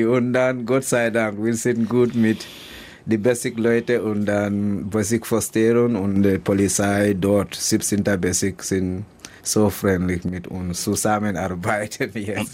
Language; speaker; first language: German; non-native, learner; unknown